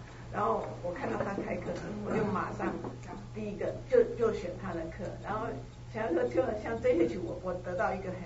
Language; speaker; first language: Chinese; native; Chinese